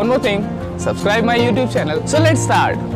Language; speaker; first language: English; non-native, local second language; Hindi